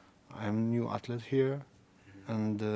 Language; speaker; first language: English; non-native, learner; Russian